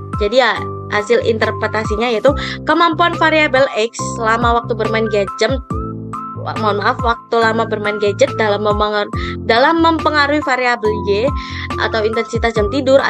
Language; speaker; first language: Indonesian; native; Indonesian